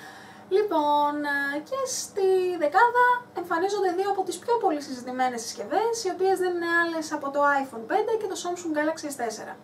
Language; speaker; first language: Greek; native; Greek